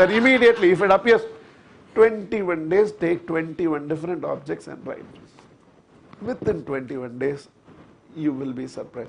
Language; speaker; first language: English; non-native, local second language; Tamil